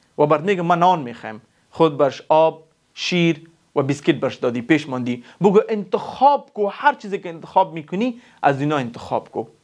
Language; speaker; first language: Persian; non-native, local second language; Pashto